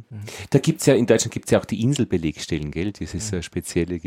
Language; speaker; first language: German; native; German